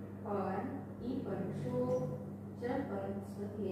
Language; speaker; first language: Chinese; non-native, learner; Indonesian